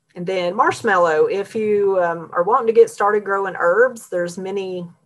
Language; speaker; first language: English; native; English